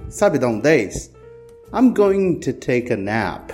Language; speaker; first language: English; non-native, fluent; Portuguese